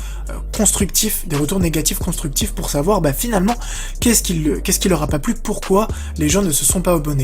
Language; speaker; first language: French; native; French